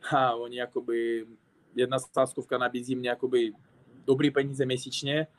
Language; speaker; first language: Czech; non-native, fluent; Uzbek